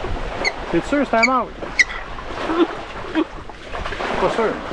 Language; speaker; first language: French; native; French